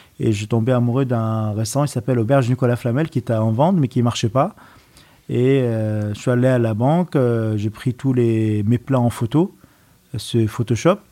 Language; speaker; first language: French; non-native, fluent; Arabic